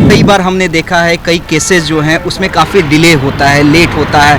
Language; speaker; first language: Hindi; native; Hindi